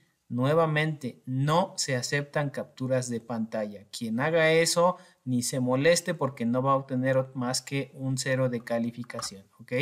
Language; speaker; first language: Spanish; native; Spanish